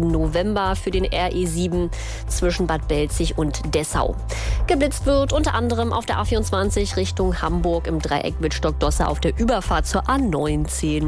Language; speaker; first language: German; native; German